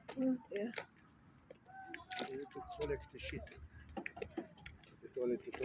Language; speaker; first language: English; non-native, learner; German